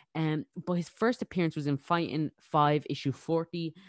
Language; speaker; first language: English; native; English